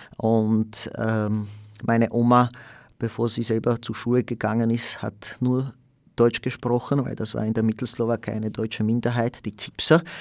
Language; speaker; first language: German; non-native, fluent; Slovak